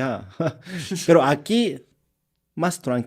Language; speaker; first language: Spanish; non-native, learner; Japanese